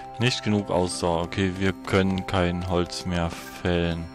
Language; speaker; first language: German; native; German